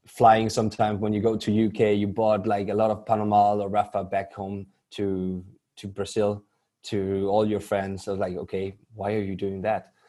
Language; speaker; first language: English; non-native, fluent; Danish